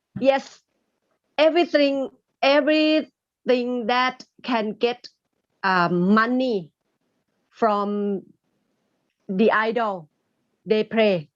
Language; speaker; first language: English; non-native, learner; Thai